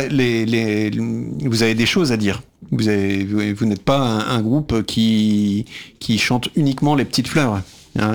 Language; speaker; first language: French; native; French